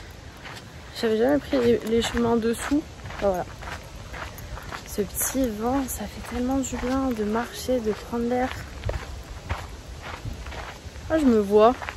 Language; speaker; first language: French; native; French